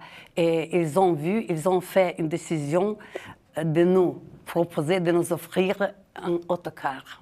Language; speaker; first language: French; non-native, fluent; Ukrainian